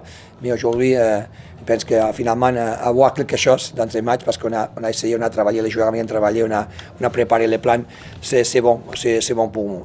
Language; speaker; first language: French; non-native, fluent; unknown